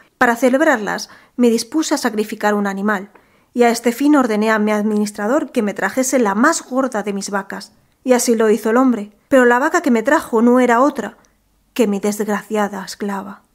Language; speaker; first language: Spanish; native; Spanish